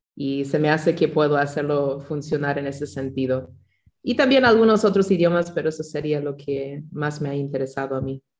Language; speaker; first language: Spanish; early bilingual, other home language; Low German